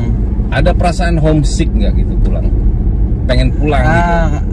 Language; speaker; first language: Indonesian; native; Indonesian